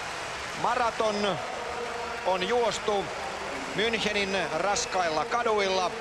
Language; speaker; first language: Finnish; native; Finnish